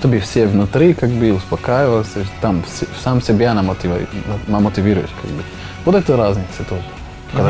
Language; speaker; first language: Russian; non-native, learner; Slovak